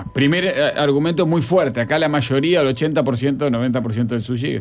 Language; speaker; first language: Spanish; native; Spanish